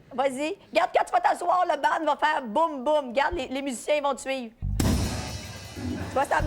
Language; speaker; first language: French; native; French